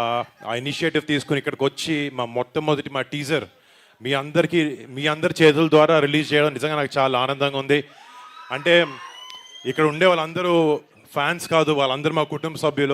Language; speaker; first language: Telugu; native; Telugu